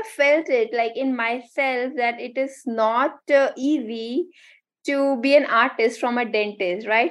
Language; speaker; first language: English; non-native, local second language; Hindi